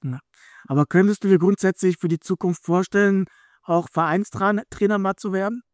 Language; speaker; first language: German; native; German